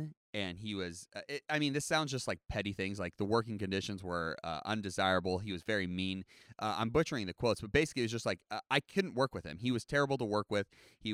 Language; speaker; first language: English; native; English